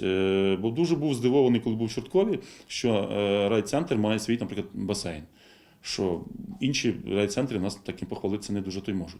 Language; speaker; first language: Ukrainian; native; Ukrainian